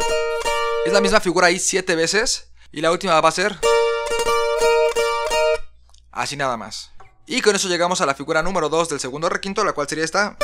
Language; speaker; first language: Spanish; native; Spanish